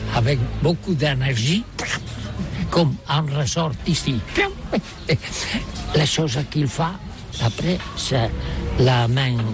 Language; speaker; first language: French; non-native, learner; Catalan